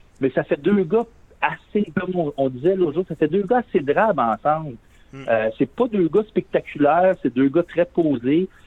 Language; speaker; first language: French; native; French